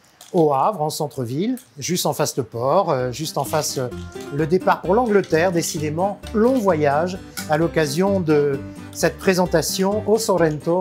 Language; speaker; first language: French; native; French